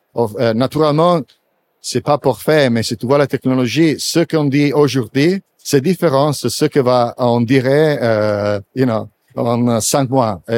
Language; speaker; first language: French; non-native, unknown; Italian